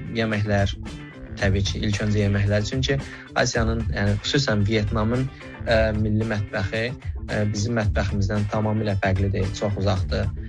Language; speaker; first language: Azerbaijani; native; Azerbaijani